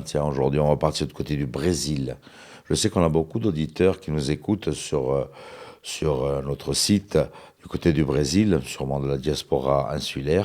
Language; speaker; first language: French; native; French